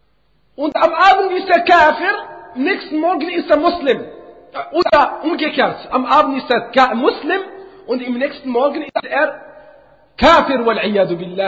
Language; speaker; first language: German; non-native, fluent; Arabic